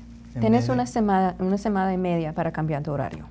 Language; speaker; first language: Spanish; non-native, learner; English